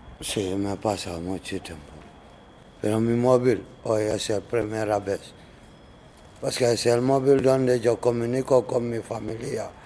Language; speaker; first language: Spanish; non-native, learner; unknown